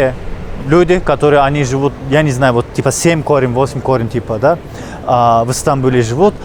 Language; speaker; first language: Russian; non-native, fluent; Turkish